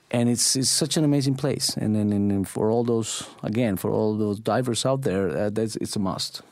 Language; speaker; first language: English; non-native, fluent; Spanish